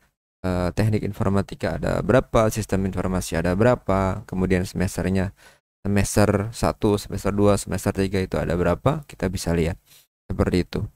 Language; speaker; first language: Indonesian; native; Indonesian